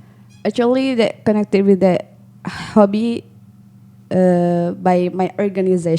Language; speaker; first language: English; non-native, learner; Indonesian